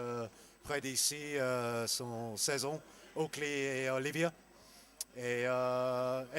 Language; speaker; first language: French; non-native, learner; English